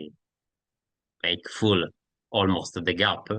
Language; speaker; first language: English; non-native, learner; Italian